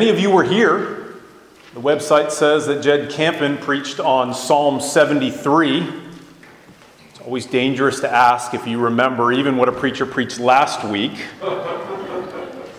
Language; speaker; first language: English; native; English